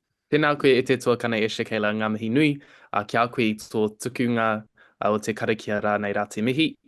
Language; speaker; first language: Māori; non-native, local second language; English